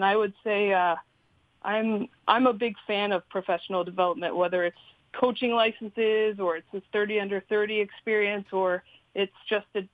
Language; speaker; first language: English; native; English